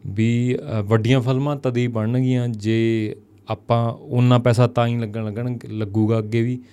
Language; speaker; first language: Punjabi; native; Punjabi